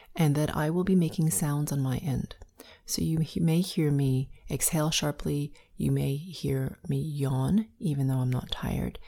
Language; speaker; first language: English; native; English